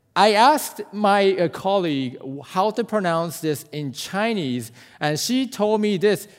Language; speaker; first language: English; non-native, fluent; Japanese